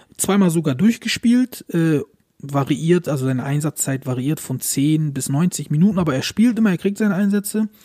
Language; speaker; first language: German; early bilingual, other home language; Turkish